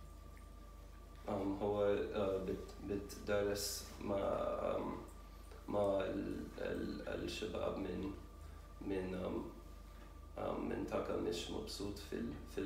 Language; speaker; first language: Arabic; non-native, learner; English